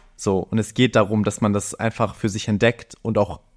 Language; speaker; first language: German; early bilingual, other home language; Greek